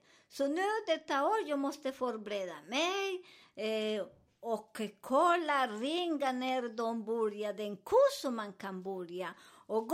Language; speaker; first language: Swedish; non-native, learner; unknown